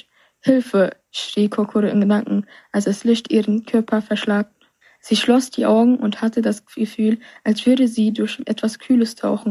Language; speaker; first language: German; native; German